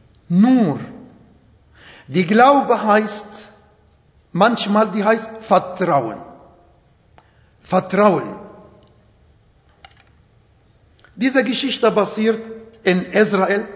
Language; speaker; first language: German; non-native, fluent; Arabic